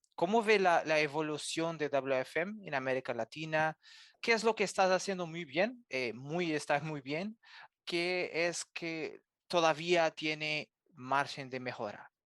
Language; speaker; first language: Spanish; non-native, fluent; Portuguese